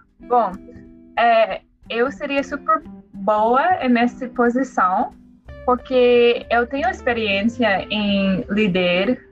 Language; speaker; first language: Portuguese; non-native, learner; English